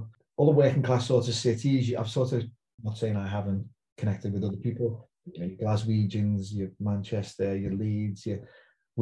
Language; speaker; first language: English; native; English